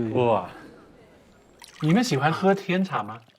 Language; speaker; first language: Chinese; early bilingual, heritage; Chinese